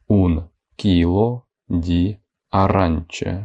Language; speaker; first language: Italian; non-native, fluent; Ukrainian